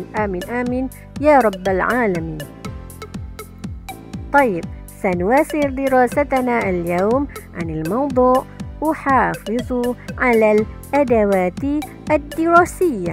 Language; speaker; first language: Arabic; non-native, fluent; Malay